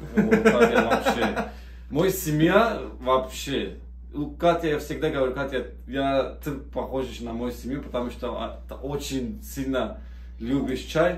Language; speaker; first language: Russian; non-native, learner; Turkish